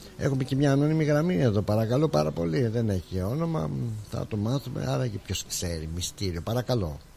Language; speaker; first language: Greek; native; Greek